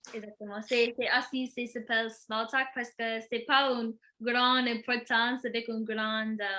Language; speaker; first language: French; non-native, learner; English